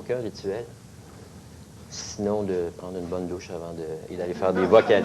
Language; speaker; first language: French; native; French